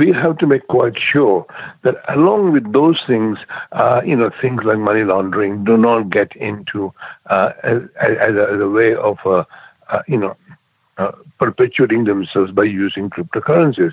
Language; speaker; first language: English; non-native, local second language; Gujarati